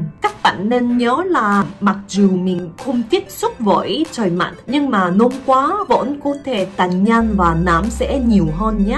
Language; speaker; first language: Vietnamese; non-native, fluent; Korean